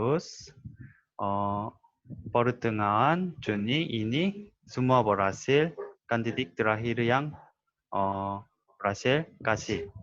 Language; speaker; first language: Indonesian; non-native, learner; Korean